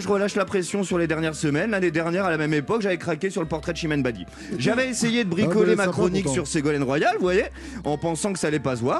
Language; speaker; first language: French; native; French